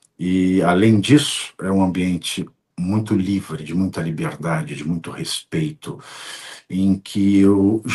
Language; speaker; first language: Portuguese; native; Portuguese